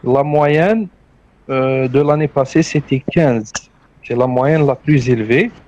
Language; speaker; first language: French; non-native, local second language; Arabic